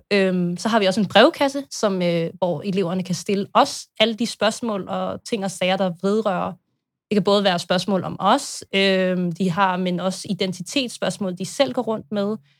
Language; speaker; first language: Danish; native; Danish